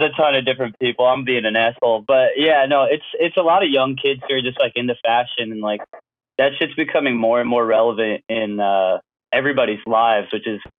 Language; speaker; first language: English; native; English